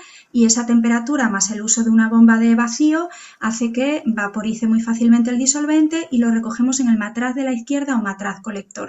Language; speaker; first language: Spanish; native; Spanish